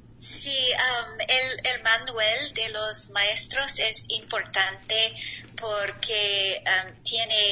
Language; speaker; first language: Spanish; non-native, learner; English